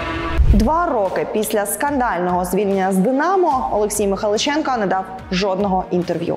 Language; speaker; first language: Ukrainian; native; Ukrainian